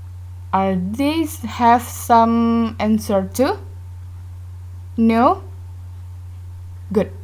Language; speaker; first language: English; non-native, learner; Indonesian